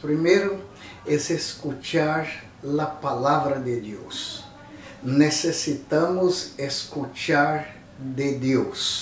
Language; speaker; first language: Spanish; non-native, fluent; Portuguese